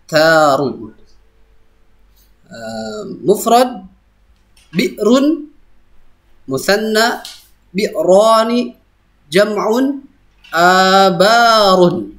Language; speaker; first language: Arabic; non-native, fluent; Indonesian